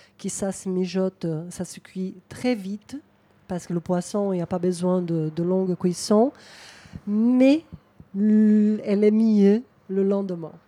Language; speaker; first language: French; non-native, fluent; Portuguese